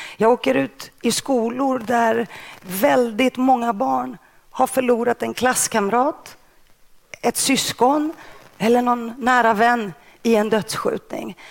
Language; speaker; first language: Swedish; early bilingual, other home language; Greek